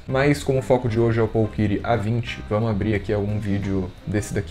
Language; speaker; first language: Portuguese; native; Portuguese